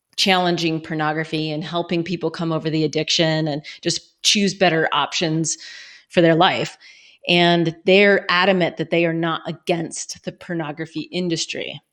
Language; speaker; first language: English; native; English